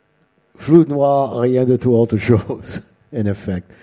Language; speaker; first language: French; non-native, learner; English